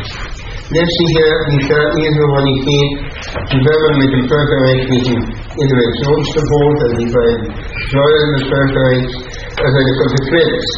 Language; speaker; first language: German; native; German